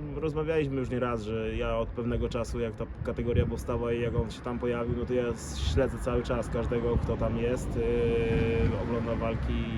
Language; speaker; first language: Polish; native; Polish